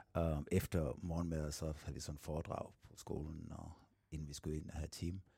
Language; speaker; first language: Danish; non-native, fluent; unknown